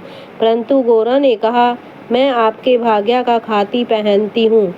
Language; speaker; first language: Hindi; native; Hindi